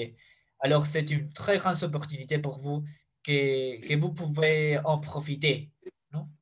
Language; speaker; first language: French; non-native, fluent; Spanish